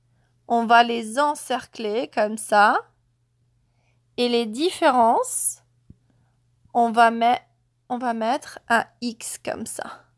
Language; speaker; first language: French; non-native, fluent; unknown